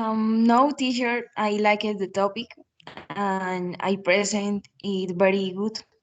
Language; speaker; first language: English; non-native, learner; Spanish